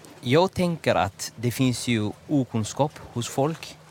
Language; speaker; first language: Swedish; non-native, learner; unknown